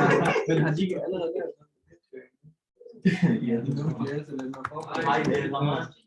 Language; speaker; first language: Danish; non-native, learner; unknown